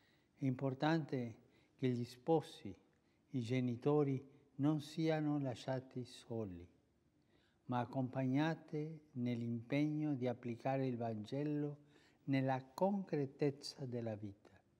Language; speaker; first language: Italian; non-native, fluent; Spanish